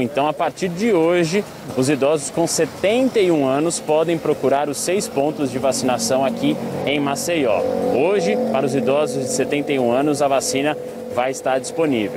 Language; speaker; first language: Portuguese; native; Portuguese